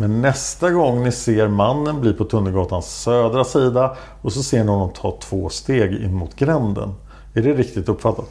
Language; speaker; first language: Swedish; native; Swedish